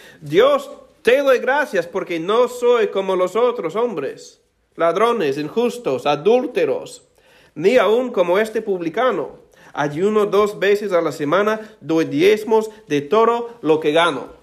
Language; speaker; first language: Spanish; non-native, fluent; English